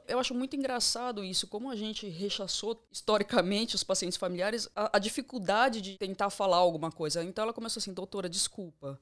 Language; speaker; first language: Portuguese; native; Portuguese